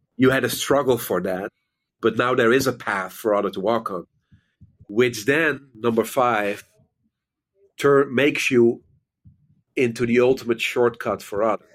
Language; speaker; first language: English; non-native, fluent; Dutch